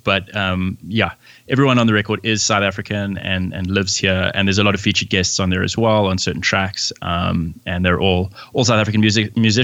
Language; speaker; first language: English; native; English